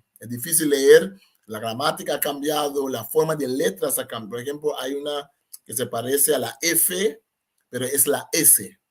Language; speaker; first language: Spanish; non-native, fluent; Papiamento